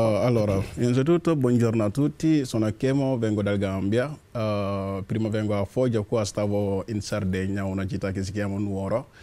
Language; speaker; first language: Italian; non-native, learner; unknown